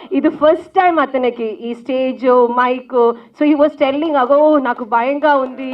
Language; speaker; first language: Telugu; non-native, local second language; Malayalam